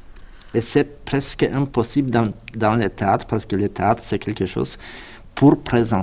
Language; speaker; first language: French; non-native, fluent; Polish